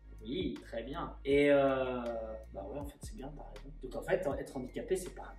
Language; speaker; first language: French; native; French